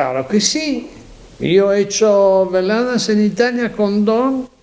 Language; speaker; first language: Spanish; non-native, learner; Italian